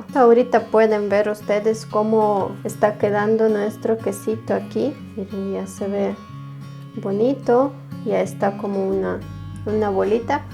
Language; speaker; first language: Spanish; non-native, fluent; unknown